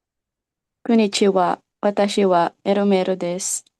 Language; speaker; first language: Japanese; non-native, learner; Filipino